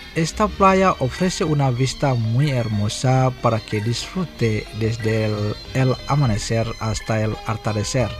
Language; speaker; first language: Spanish; non-native, fluent; Indonesian